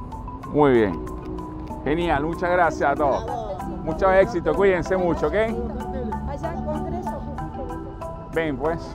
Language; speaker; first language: Spanish; native; Spanish